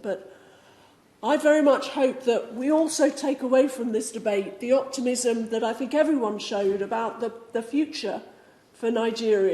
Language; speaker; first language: English; native; English